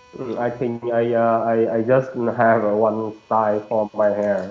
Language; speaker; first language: English; non-native, learner; Vietnamese